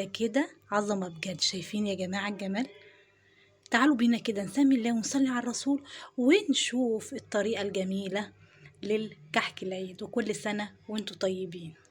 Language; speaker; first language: Arabic; native; Arabic